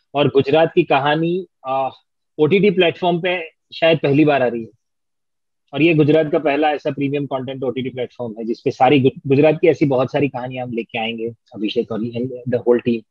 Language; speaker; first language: Hindi; non-native, local second language; Gujarati